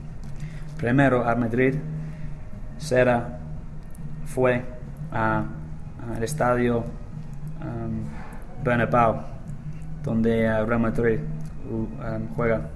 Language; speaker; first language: Spanish; non-native, learner; English